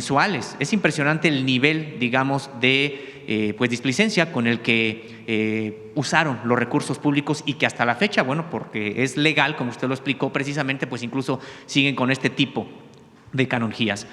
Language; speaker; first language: Spanish; native; Spanish